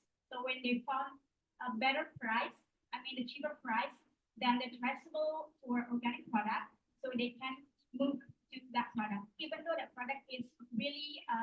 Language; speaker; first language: English; non-native, learner; Indonesian